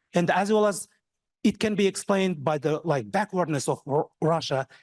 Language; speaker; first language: English; non-native, fluent; Kazakh